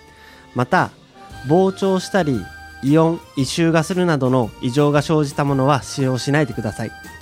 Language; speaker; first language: Japanese; native; Japanese